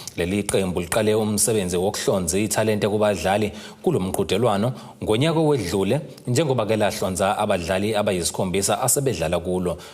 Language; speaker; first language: Zulu; native; Zulu